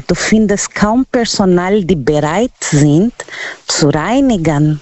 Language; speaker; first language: German; non-native, learner; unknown